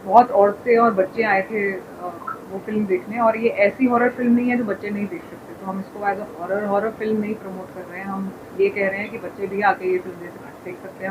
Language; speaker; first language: Hindi; native; Hindi